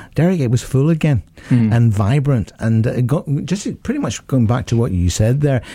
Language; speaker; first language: English; native; English